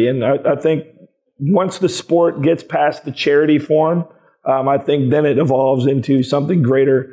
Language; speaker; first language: English; native; English